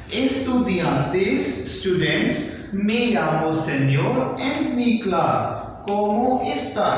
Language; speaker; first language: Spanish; non-native, learner; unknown